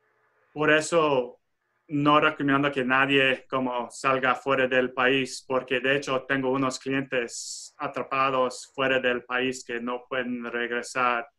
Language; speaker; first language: Spanish; non-native, fluent; English